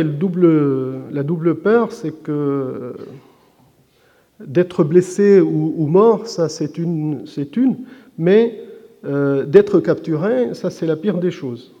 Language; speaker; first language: French; non-native, fluent; Arabic